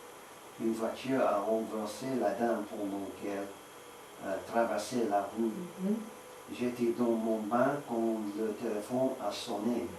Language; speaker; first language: French; non-native, learner; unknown